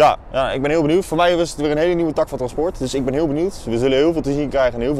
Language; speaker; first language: Dutch; native; Dutch